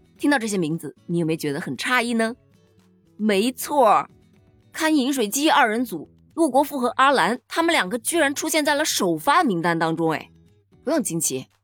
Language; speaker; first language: Chinese; native; Chinese